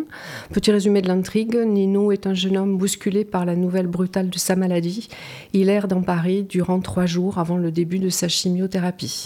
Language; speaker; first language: French; native; French